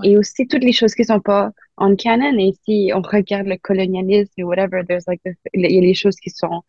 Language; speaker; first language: French; non-native, local second language; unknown